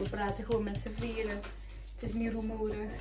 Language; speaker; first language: Dutch; native; Dutch